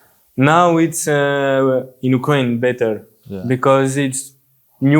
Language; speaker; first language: English; non-native, learner; French